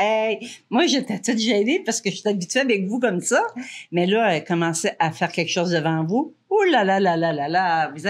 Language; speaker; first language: French; native; French